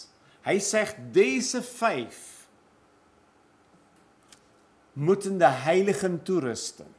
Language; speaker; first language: Dutch; non-native, fluent; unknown